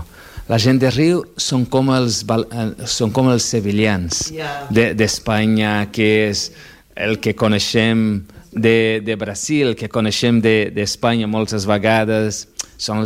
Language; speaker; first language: Catalan; non-native, fluent; Portuguese